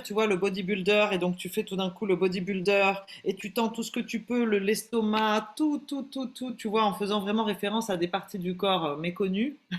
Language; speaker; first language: French; native; French